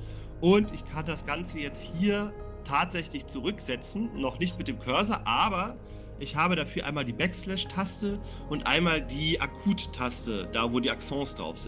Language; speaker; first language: German; native; German